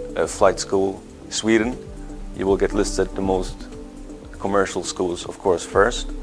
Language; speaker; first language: English; non-native, fluent; Swedish